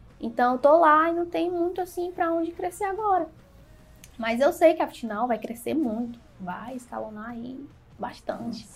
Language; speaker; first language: Portuguese; native; Portuguese